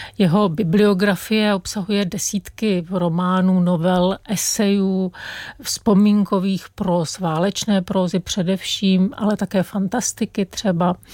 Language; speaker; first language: Czech; native; Czech